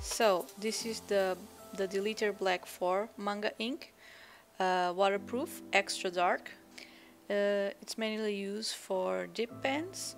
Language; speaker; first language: English; non-native, fluent; Portuguese